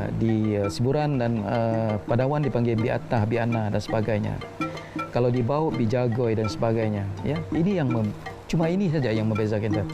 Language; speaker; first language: Malay; non-native, local second language; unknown